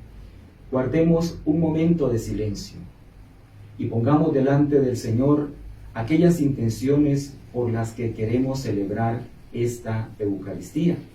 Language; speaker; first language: Spanish; native; Spanish